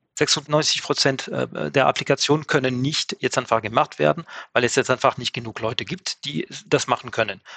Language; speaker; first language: German; non-native, fluent; French